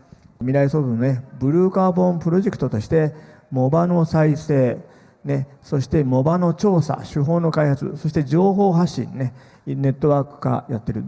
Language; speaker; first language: Japanese; native; Japanese